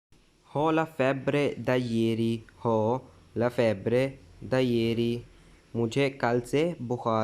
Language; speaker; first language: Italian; non-native, fluent; Urdu